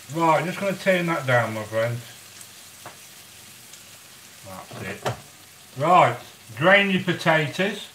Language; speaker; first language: English; native; English